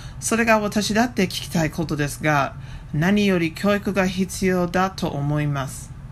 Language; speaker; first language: Japanese; non-native, fluent; English